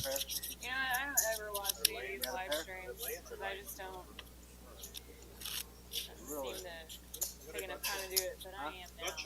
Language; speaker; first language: English; native; English